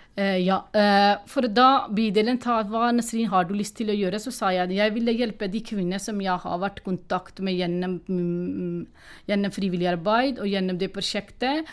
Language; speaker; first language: Norwegian; non-native, fluent; Urdu